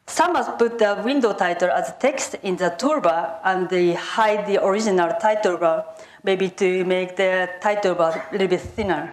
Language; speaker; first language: English; non-native, fluent; Japanese